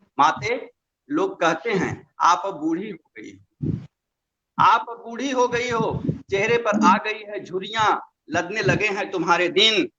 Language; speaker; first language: Hindi; non-native, local second language; Magahi